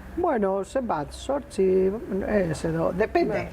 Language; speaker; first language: Basque; non-native, learner; Spanish